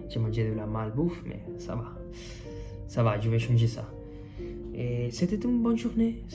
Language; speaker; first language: French; non-native, learner; Spanish